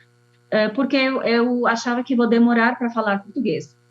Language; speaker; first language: Portuguese; non-native, fluent; Arabic